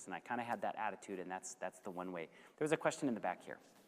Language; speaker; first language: English; native; English